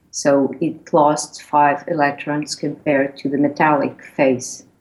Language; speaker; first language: English; non-native, fluent; Portuguese